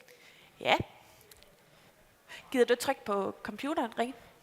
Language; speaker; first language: Danish; native; Danish